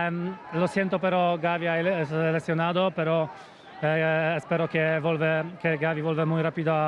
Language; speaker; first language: Spanish; non-native, fluent; Polish